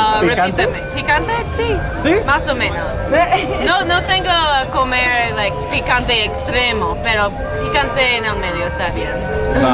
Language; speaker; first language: Spanish; non-native, learner; English